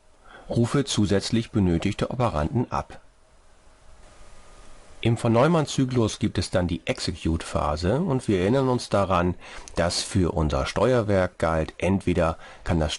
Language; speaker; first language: German; native; German